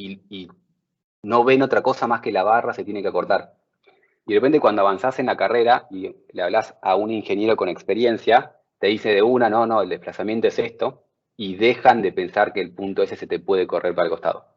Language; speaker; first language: Spanish; native; Spanish